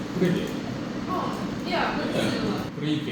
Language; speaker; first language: English; non-native, learner; Korean